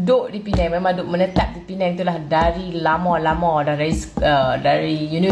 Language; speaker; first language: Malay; non-native, fluent; Thai